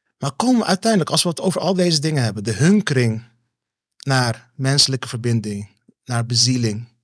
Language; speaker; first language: Dutch; early bilingual, other home language; Turkish